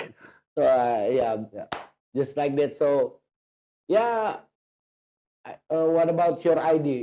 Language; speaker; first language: English; non-native, learner; Indonesian